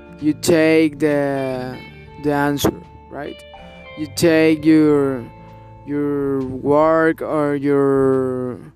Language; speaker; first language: English; non-native, learner; Spanish